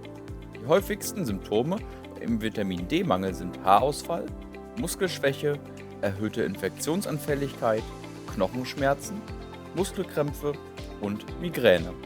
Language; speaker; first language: German; native; German